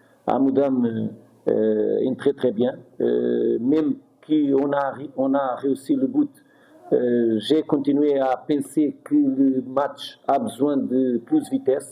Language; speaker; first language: French; non-native, fluent; Portuguese